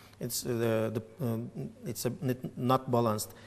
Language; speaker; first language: English; non-native, fluent; Turkish